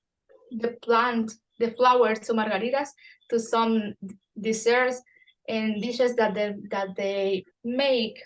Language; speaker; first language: English; non-native, fluent; Spanish